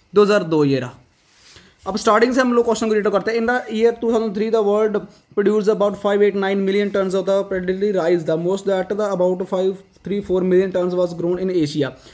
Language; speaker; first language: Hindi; non-native, local second language; Punjabi